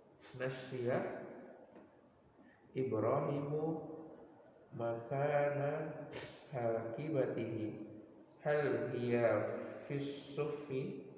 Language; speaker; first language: Arabic; non-native, learner; Indonesian